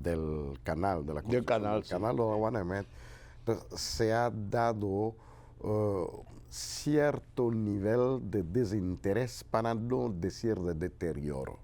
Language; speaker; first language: Spanish; non-native, fluent; Haitian Creole